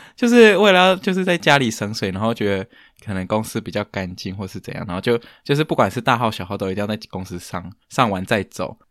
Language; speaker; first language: Chinese; native; Chinese